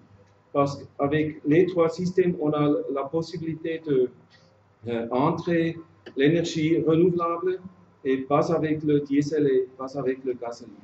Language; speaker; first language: French; non-native, fluent; German